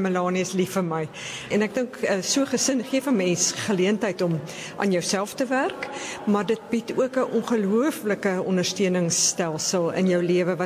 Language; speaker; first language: Afrikaans; native; Afrikaans